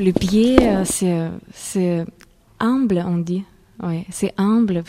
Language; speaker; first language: French; non-native, fluent; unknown